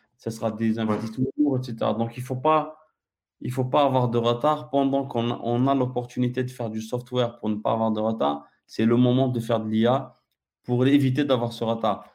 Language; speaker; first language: French; non-native, local second language; Arabic